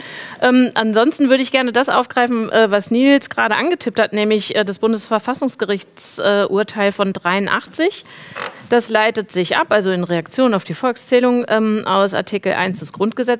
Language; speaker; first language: German; native; German